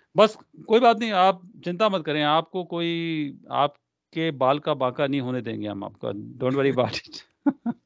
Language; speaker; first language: Hindi; non-native, local second language; Punjabi